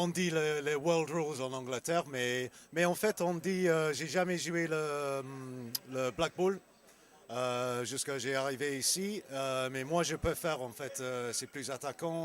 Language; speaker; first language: French; non-native, learner; English